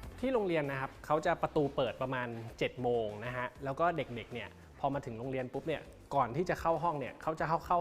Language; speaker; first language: Thai; native; Thai